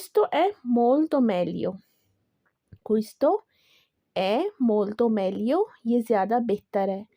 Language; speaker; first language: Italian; non-native, learner; Urdu